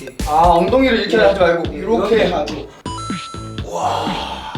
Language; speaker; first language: Korean; native; Korean